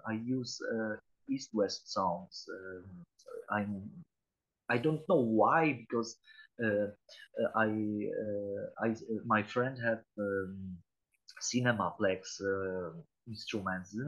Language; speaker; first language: English; non-native, learner; Polish